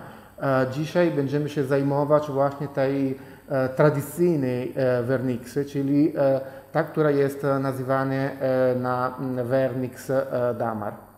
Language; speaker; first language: Polish; non-native, fluent; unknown